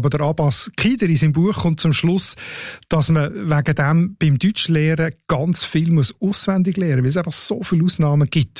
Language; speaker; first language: German; native; German